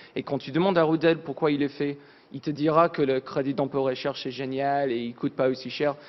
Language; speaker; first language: French; non-native, fluent; English